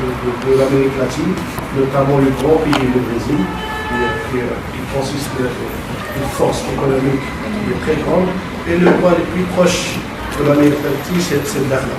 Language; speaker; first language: French; non-native, local second language; Arabic